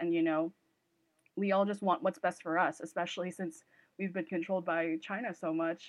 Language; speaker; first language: English; non-native, local second language; Cantonese